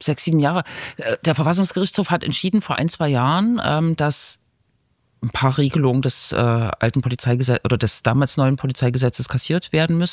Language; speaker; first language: German; native; German